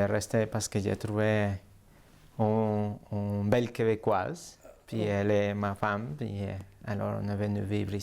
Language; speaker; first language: French; native; French